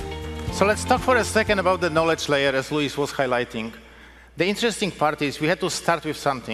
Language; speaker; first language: English; non-native, fluent; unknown